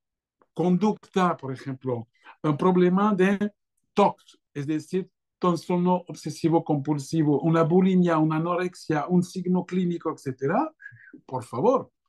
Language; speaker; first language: Spanish; non-native, fluent; French